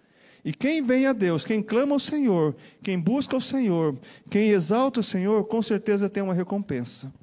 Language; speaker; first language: Portuguese; native; Portuguese